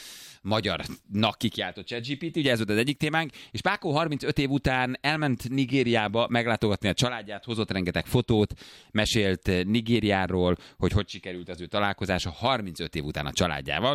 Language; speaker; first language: Hungarian; native; Hungarian